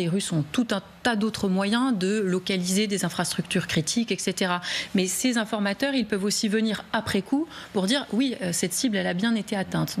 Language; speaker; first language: French; native; French